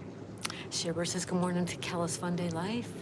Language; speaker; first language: English; native; English